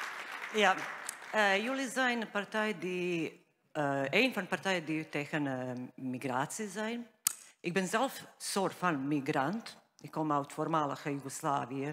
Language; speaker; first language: Dutch; non-native, fluent; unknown